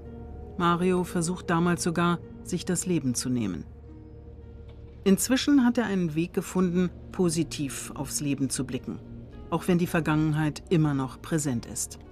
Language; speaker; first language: German; native; German